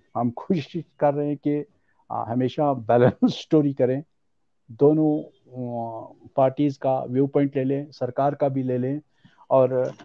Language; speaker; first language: Urdu; non-native, local second language; Pahari-Potwari